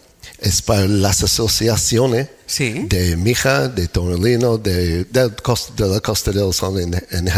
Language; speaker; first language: Spanish; non-native, fluent; English